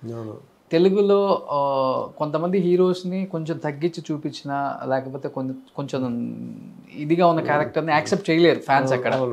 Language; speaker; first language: Telugu; native; Telugu